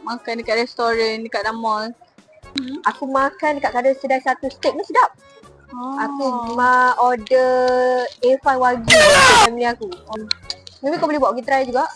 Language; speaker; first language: Malay; native; Malay